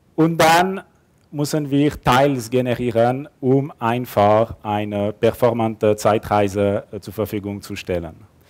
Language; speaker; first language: German; non-native, local second language; French